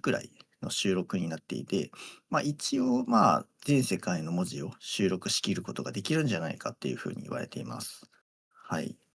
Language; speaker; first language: Japanese; native; Japanese